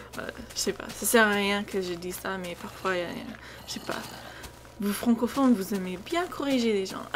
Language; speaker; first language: French; non-native, fluent; English